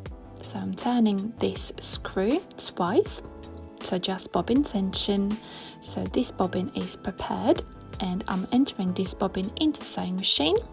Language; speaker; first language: English; non-native, fluent; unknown